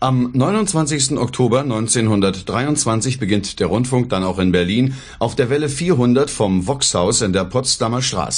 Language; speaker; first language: German; native; German